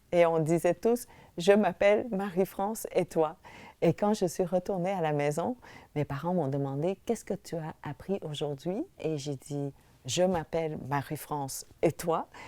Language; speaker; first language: French; early bilingual, other home language; Vietnamese